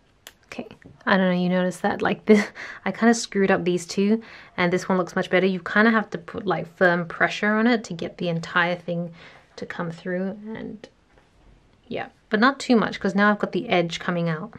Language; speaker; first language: English; native; English